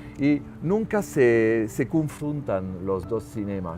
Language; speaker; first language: Spanish; non-native, learner; French